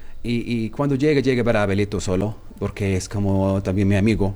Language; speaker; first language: Spanish; non-native, learner; Arabic